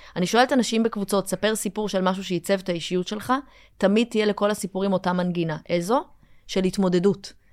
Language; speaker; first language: Hebrew; early bilingual, other home language; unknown